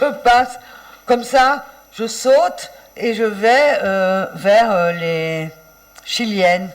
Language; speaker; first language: French; native; French